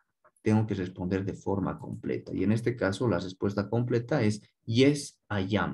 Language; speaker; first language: Spanish; native; Spanish